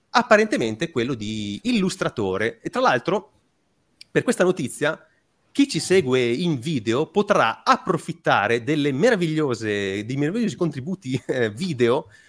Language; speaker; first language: Italian; native; Italian